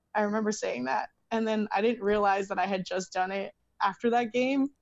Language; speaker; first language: English; native; English